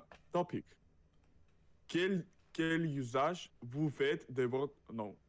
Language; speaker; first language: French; non-native, learner; Russian